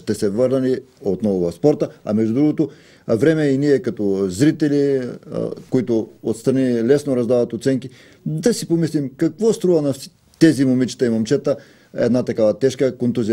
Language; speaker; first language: Bulgarian; native; Bulgarian